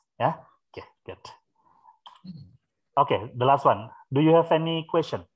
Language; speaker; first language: English; non-native, fluent; Indonesian